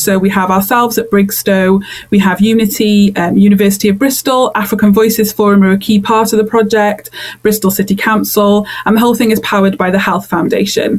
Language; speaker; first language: English; native; English